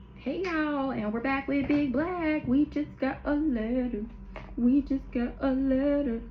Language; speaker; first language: English; native; English